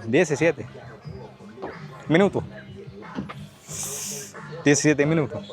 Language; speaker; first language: Spanish; non-native, learner; English